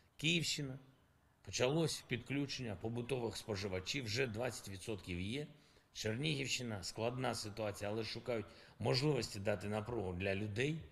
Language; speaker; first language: Ukrainian; non-native, local second language; Russian